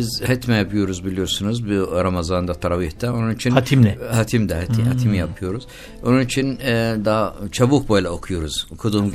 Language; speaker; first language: Turkish; non-native, learner; Arabic